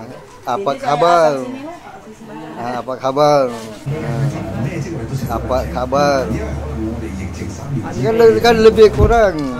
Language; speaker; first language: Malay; non-native, local second language; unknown